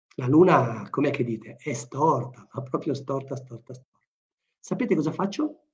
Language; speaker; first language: Italian; native; Italian